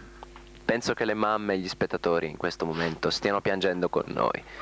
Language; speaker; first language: Italian; native; Italian